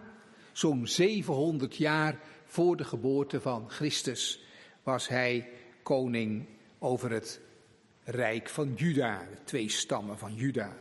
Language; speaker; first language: Dutch; native; Dutch